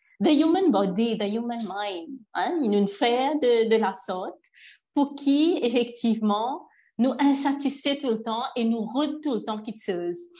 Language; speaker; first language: French; non-native, local second language; Morisyen